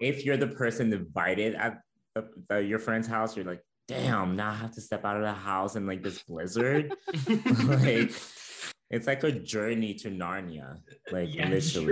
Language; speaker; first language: English; non-native, fluent; French